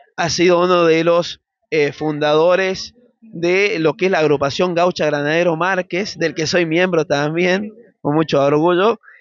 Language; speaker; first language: Spanish; native; Spanish